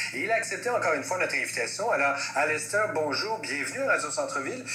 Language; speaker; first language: French; native; French